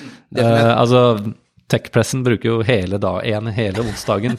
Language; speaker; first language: Norwegian; native; Norwegian